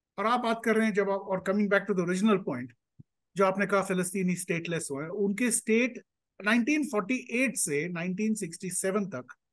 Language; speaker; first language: Hindi; native; Hindi